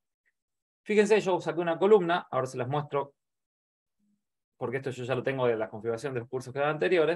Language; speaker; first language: Spanish; native; Spanish